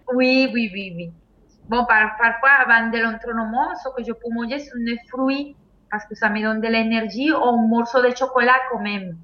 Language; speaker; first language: French; non-native, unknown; Spanish